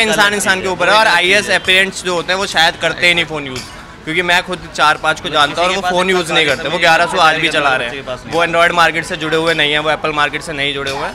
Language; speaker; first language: Hindi; native; Hindi